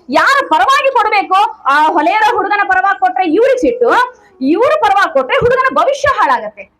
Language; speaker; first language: Kannada; non-native, local second language; Tamil